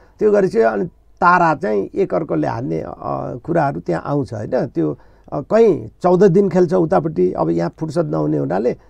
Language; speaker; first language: Nepali; non-native, local second language; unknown